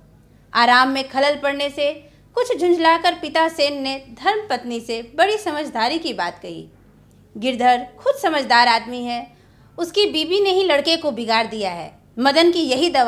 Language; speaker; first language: Hindi; native; Hindi